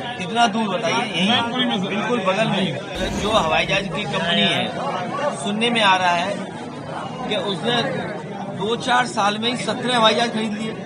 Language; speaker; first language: Hindi; native; Hindi